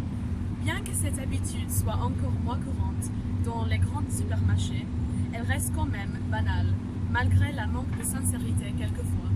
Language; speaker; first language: French; non-native, fluent; English